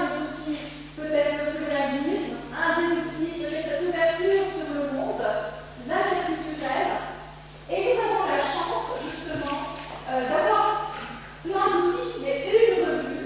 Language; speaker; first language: French; native; French